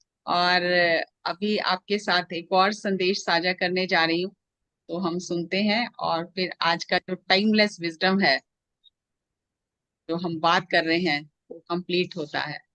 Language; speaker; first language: Hindi; native; Hindi